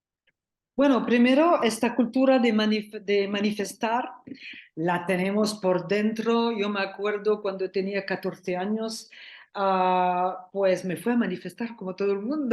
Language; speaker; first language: Spanish; non-native, fluent; French